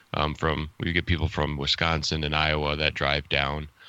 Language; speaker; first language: English; native; English